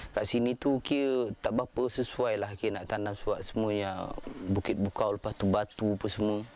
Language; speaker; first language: Malay; non-native, local second language; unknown